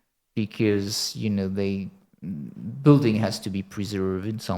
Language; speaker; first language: English; non-native, fluent; French